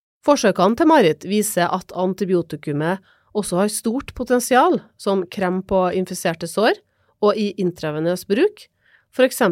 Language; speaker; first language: Norwegian; native; Norwegian